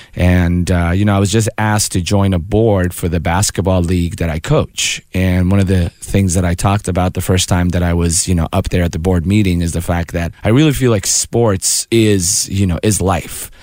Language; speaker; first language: English; early bilingual, other home language; Persian